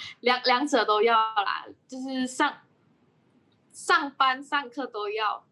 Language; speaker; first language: Chinese; native; Chinese